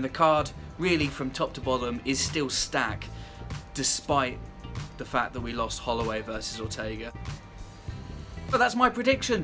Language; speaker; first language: English; native; English